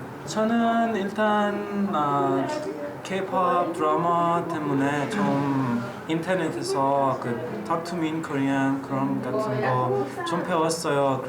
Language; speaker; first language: Korean; non-native, learner; Persian